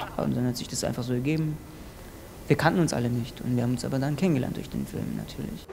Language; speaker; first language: German; early bilingual, other home language; Kurdish